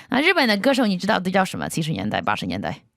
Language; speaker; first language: Chinese; native; Chinese